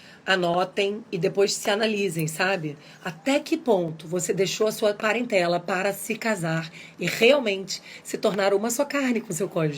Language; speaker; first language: Portuguese; native; Portuguese